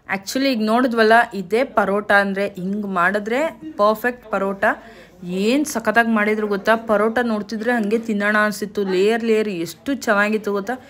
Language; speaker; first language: Kannada; native; Kannada